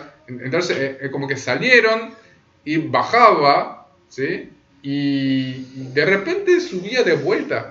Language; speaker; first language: Spanish; early bilingual, other home language; Korean